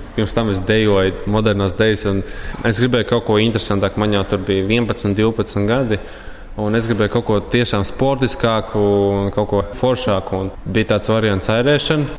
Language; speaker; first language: Latvian; native; Latvian